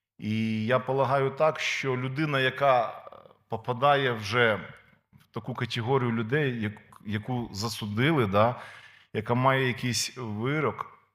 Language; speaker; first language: Ukrainian; non-native, local second language; Russian